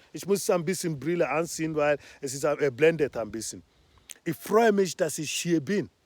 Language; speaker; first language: German; non-native, fluent; Igbo